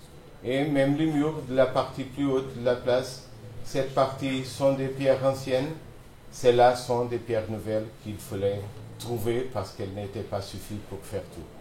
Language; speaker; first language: French; non-native, fluent; Portuguese